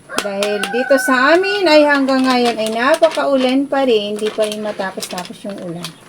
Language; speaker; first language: Filipino; non-native, local second language; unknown